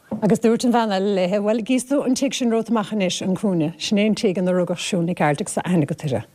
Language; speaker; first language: Irish; native; Irish